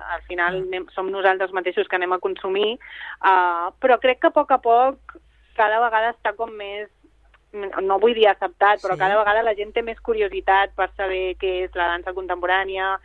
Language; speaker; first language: Catalan; native; Catalan